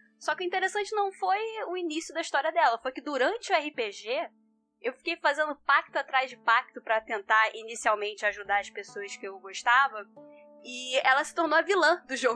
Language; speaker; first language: Portuguese; native; Portuguese